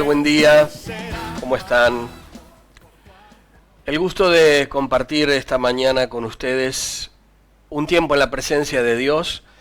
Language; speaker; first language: Spanish; native; Spanish